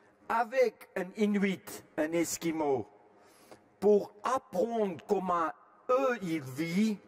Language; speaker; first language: French; non-native, fluent; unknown